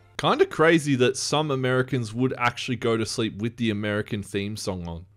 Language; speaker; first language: English; native; English